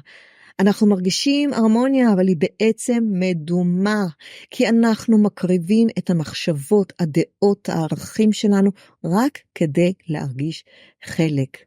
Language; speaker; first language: Hebrew; native; Hebrew